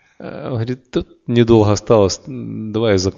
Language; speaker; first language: Russian; native; Russian